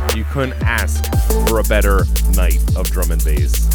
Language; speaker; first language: English; native; English